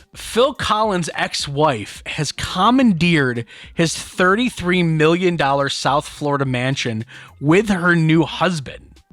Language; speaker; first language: English; native; English